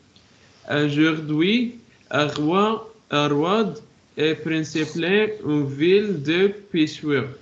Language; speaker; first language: French; non-native, learner; Arabic